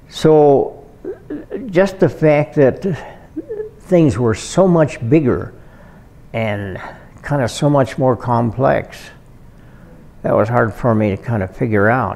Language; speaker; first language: English; native; English